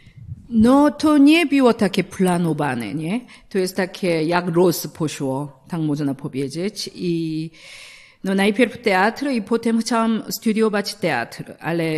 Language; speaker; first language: Polish; non-native, learner; Korean